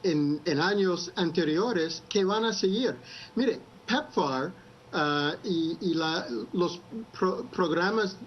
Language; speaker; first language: Spanish; non-native, fluent; English